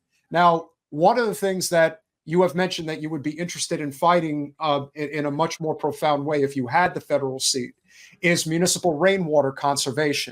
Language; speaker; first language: English; native; English